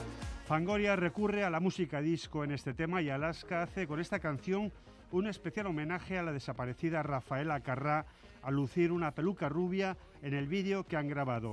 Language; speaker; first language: Spanish; native; Spanish